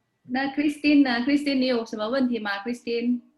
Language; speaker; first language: Chinese; non-native, fluent; Indonesian